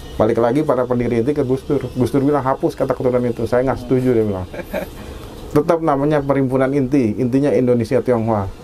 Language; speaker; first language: Indonesian; native; Indonesian